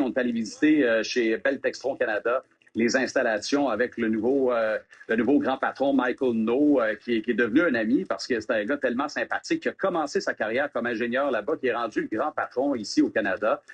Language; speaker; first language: French; native; French